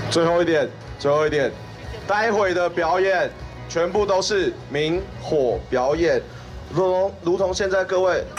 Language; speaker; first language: Chinese; native; Chinese